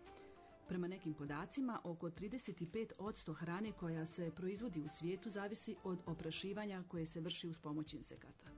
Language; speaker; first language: Serbian; native; Serbian